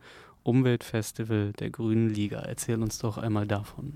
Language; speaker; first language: German; native; German